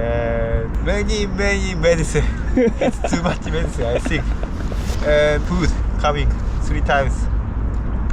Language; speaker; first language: English; non-native, learner; Japanese